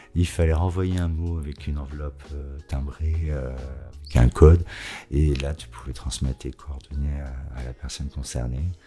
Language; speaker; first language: French; native; French